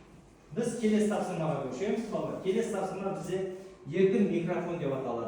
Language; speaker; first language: Kazakh; native; Kazakh